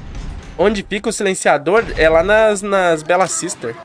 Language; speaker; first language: Portuguese; native; Portuguese